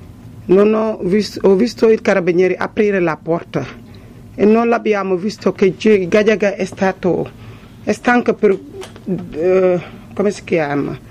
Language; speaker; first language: Italian; non-native, learner; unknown